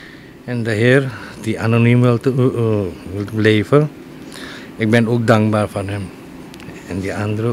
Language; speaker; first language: Dutch; non-native, local second language; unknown